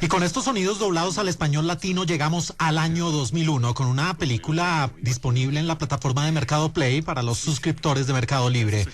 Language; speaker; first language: Spanish; native; Spanish